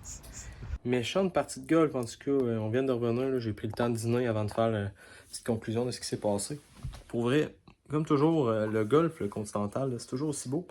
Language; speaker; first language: French; native; French